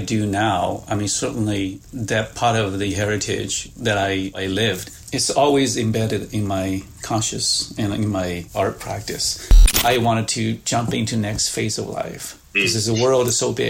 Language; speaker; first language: English; non-native, fluent; Chinese